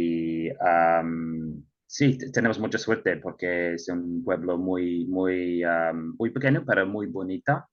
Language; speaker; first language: Spanish; non-native, learner; English